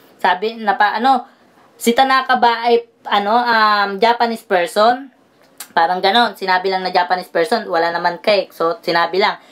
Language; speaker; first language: Filipino; native; Filipino